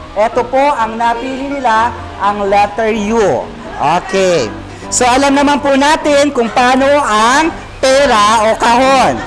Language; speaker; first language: Filipino; native; Filipino